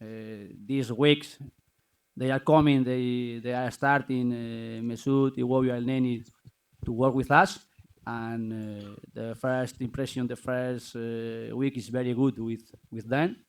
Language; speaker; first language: English; non-native, learner; Spanish